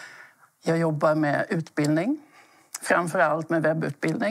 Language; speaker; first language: Swedish; native; Swedish